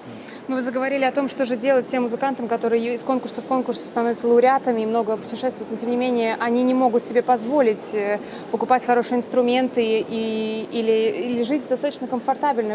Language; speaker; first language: Russian; native; Russian